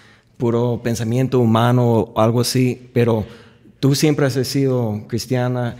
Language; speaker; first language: Spanish; non-native, fluent; English